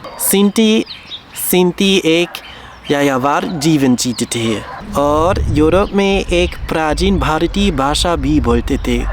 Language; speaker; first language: Hindi; non-native, learner; German